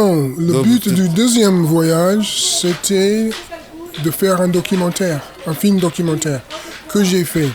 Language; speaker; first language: French; non-native, fluent; English